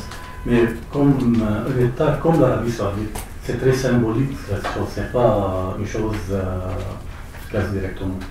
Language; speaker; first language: French; non-native, local second language; Arabic